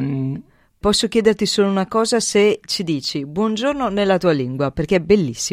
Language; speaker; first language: Italian; native; Italian